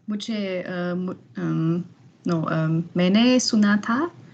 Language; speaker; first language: Hindi; non-native, learner; German